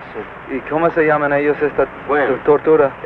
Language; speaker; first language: Spanish; non-native, learner; Portuguese